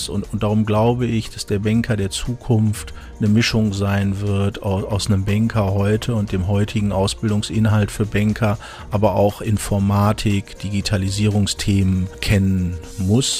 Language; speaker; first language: German; native; German